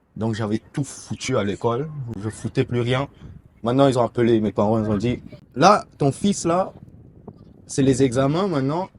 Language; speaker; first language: French; non-native, local second language; Korean